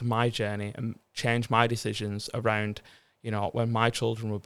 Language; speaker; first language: English; native; English